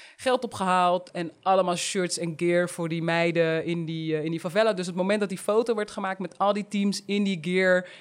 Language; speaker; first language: Dutch; native; Dutch